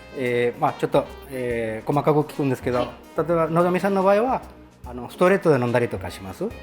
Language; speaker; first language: Japanese; early bilingual, heritage; Spanish